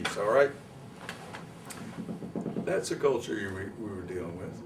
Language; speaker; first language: English; native; English